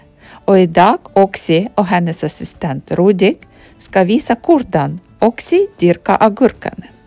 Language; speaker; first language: Norwegian; non-native, learner; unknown